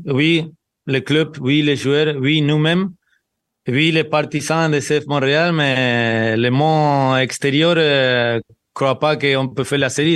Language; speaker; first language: French; non-native, learner; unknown